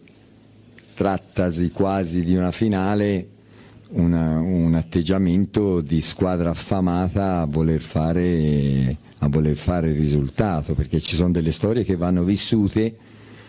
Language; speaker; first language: Italian; native; Italian